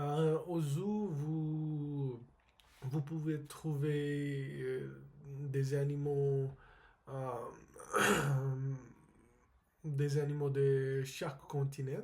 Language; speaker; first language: French; non-native, learner; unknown